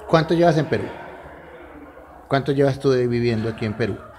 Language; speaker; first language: Spanish; native; Spanish